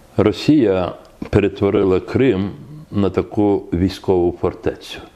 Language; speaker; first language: Ukrainian; non-native, local second language; Crimean Tatar